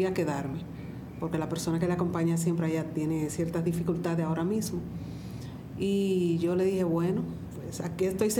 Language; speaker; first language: Spanish; native; Spanish